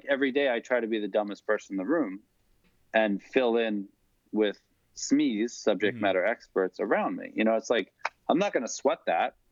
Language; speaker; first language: English; native; English